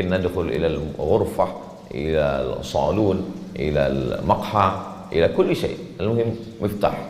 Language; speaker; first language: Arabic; non-native, fluent; Indonesian